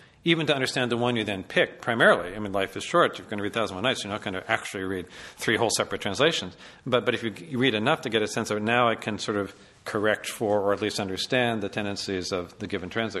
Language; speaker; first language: English; native; English